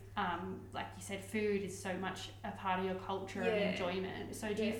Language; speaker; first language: English; native; English